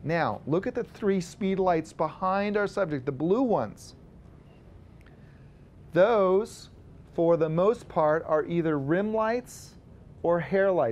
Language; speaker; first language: English; native; English